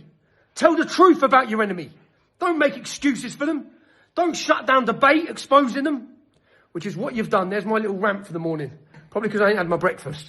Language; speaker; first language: English; native; English